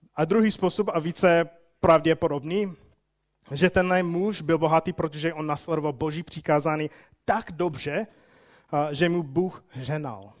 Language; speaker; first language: Czech; non-native, fluent; English